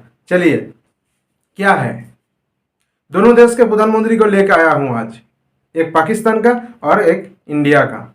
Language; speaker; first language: Hindi; non-native, fluent; Bangla